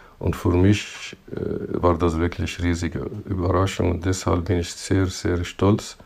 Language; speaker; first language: German; non-native, fluent; Arabic